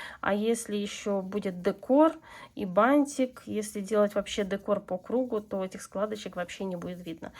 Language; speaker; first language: Russian; non-native, local second language; Latvian